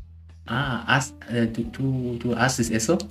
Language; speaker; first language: Spanish; non-native, learner; German